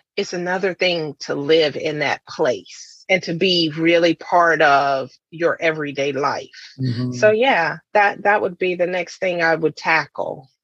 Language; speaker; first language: English; native; English